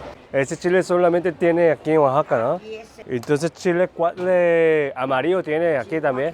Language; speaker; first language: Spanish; non-native, learner; Korean